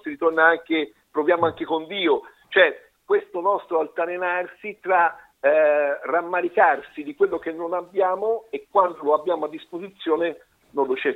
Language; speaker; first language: Italian; native; Italian